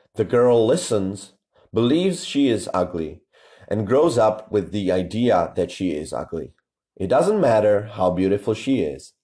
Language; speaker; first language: English; non-native, fluent; Czech